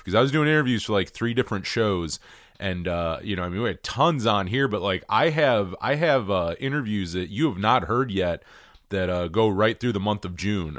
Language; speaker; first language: English; native; English